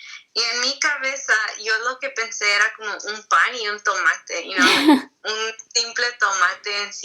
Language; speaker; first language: Spanish; early bilingual, heritage; Spanish